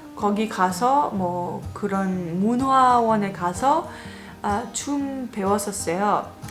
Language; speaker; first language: Korean; non-native, fluent; French